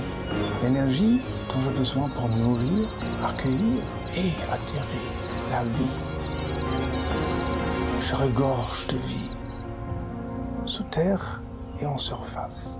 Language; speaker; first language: French; non-native, fluent; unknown